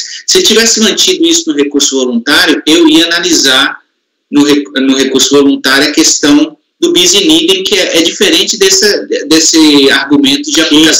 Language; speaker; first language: Portuguese; native; Portuguese